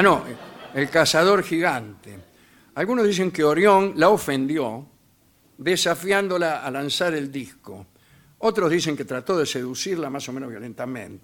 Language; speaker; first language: Spanish; native; Spanish